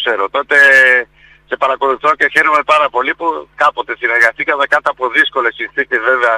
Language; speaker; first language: Greek; non-native, fluent; Spanish